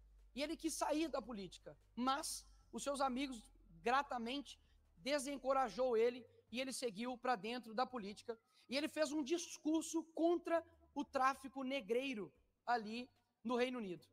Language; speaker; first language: Portuguese; native; Portuguese